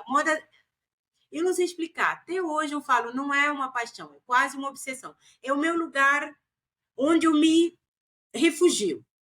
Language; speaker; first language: Portuguese; non-native, local second language; Kabuverdianu